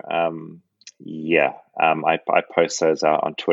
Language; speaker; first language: English; native; English